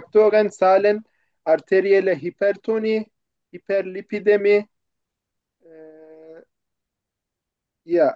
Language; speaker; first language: German; non-native, fluent; Turkish